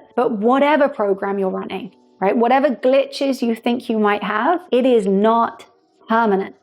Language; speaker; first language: English; native; English